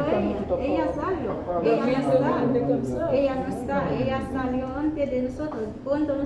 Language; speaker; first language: Spanish; non-native, learner; Haitian Creole